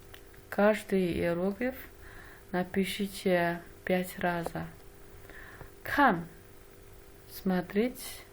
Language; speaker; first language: Russian; non-native, learner; Chinese